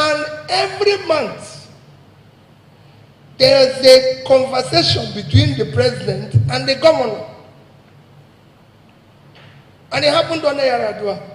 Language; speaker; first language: English; non-native, local second language; Igbo